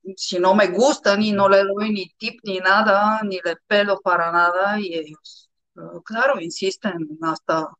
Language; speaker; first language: Spanish; non-native, fluent; Bulgarian